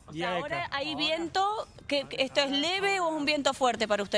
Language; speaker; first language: Spanish; native; Spanish